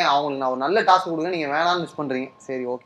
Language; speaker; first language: Tamil; native; Tamil